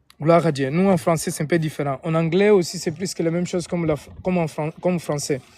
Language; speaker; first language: French; non-native, fluent; Portuguese